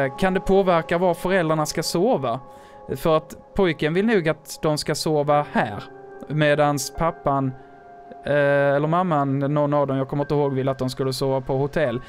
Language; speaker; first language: Swedish; native; Swedish